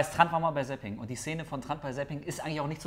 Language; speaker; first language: German; native; German